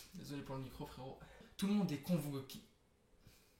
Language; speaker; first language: French; native; French